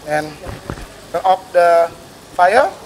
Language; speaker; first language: English; non-native, learner; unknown